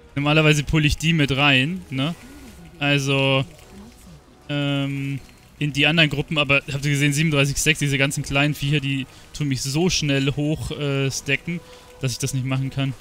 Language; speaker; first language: German; native; German